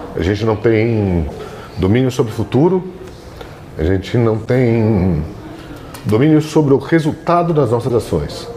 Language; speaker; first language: Portuguese; native; Portuguese